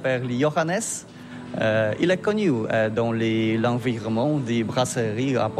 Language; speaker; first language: French; non-native, fluent; Polish